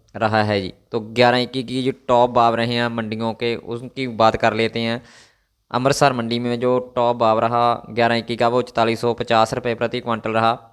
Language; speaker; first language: Hindi; non-native, local second language; Punjabi